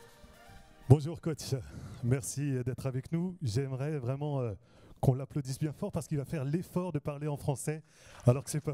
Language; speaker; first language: French; native; French